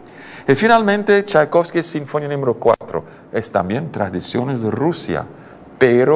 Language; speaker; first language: Spanish; non-native, learner; Dutch